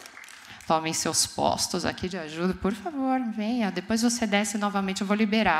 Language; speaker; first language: Portuguese; native; Portuguese